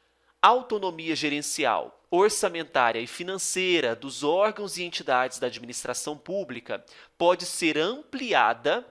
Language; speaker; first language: Portuguese; native; Portuguese